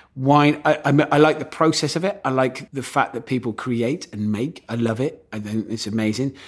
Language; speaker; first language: English; native; English